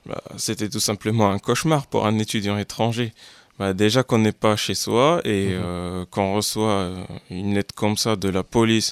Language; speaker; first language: French; non-native, local second language; Arabic